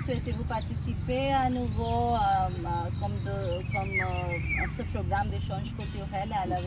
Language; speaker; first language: French; non-native, learner; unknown